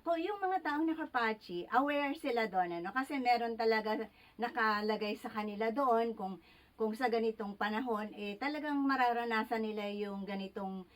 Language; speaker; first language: Filipino; native; Filipino